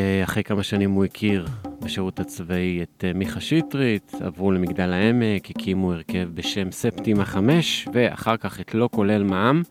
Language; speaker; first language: Hebrew; native; Hebrew